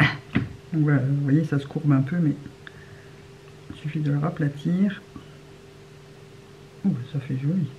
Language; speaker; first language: French; native; French